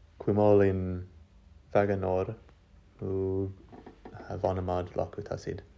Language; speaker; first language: Estonian; non-native, learner; English